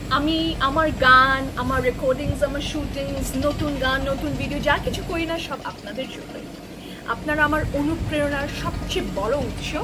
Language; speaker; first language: Bangla; early bilingual, heritage; Bangla